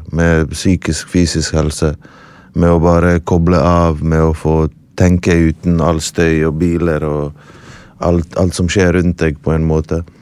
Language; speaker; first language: Norwegian; early bilingual, other home language; Bosnian